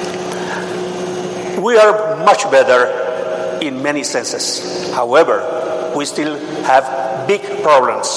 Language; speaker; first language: English; non-native, fluent; Spanish